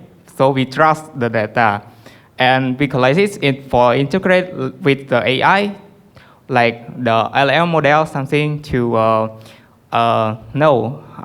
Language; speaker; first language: English; non-native, learner; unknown